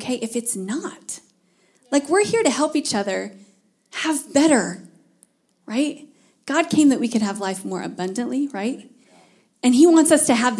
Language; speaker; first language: English; native; English